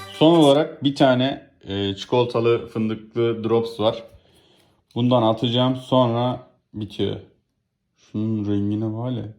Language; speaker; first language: Turkish; native; Turkish